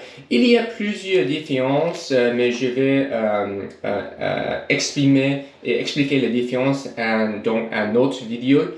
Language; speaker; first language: French; non-native, learner; English